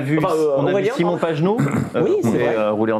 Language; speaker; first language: French; native; French